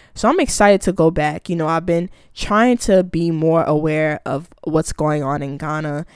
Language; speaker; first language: English; early bilingual, other home language; Akan